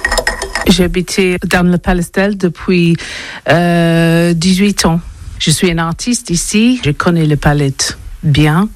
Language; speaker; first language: French; non-native, learner; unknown